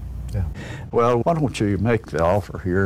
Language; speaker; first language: English; native; English